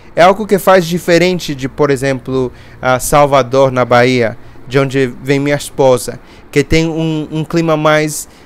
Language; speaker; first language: Portuguese; non-native, fluent; English